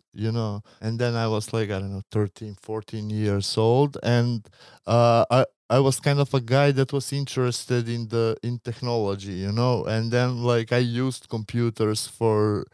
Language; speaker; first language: English; non-native, fluent; Macedonian